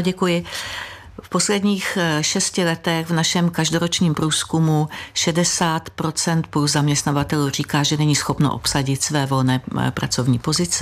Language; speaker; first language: Czech; native; Czech